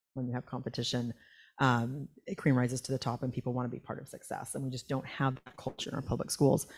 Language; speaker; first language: English; native; English